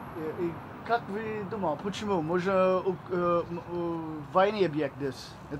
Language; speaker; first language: Russian; non-native, learner; English